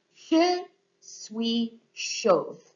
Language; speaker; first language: French; non-native, fluent; English